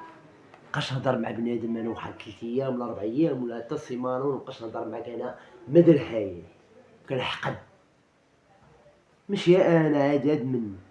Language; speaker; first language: Arabic; native; Arabic